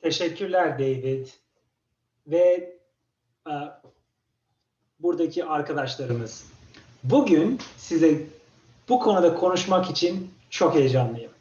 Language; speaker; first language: Turkish; non-native, fluent; English